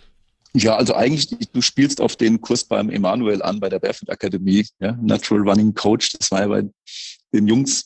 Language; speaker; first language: German; native; German